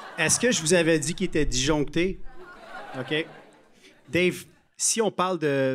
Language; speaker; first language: French; native; French